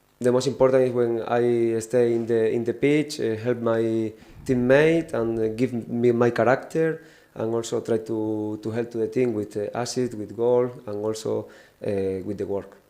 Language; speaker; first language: English; non-native, learner; Spanish